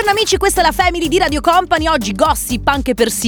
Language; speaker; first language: Italian; native; Italian